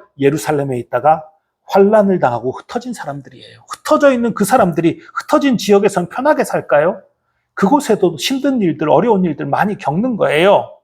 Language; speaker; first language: Korean; native; Korean